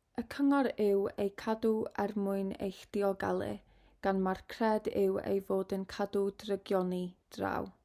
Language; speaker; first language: Welsh; non-native, local second language; English